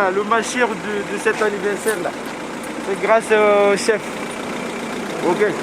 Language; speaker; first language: French; non-native, local second language; Malagasy